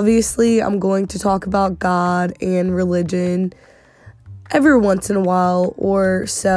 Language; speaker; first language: English; native; English